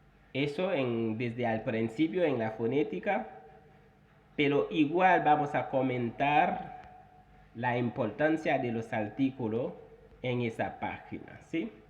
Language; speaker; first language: Spanish; non-native, fluent; Haitian Creole